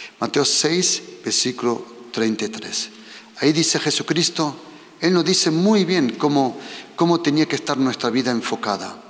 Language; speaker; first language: Spanish; non-native, fluent; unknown